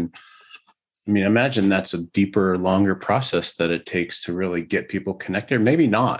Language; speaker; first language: English; native; English